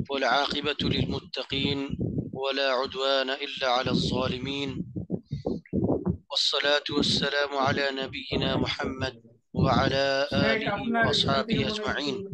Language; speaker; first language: Arabic; non-native, fluent; Bangla